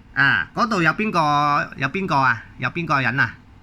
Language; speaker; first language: Cantonese; native; Cantonese